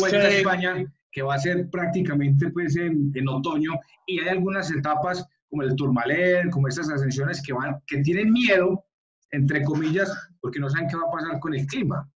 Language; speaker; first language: Spanish; native; Spanish